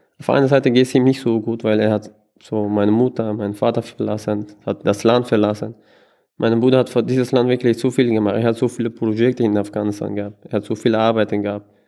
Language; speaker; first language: German; non-native, learner; Persian